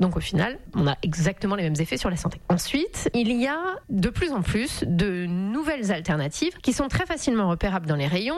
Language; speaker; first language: French; native; French